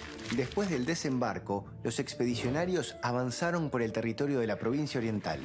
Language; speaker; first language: Spanish; native; Spanish